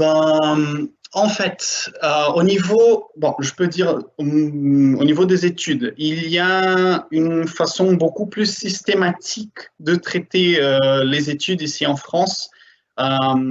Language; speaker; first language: French; non-native, fluent; Portuguese